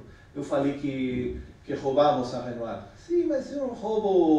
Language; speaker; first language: Portuguese; non-native, fluent; Spanish